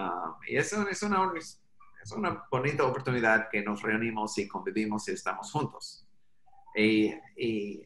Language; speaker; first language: Spanish; non-native, fluent; English